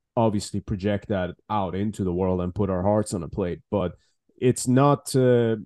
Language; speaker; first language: English; non-native, fluent; Persian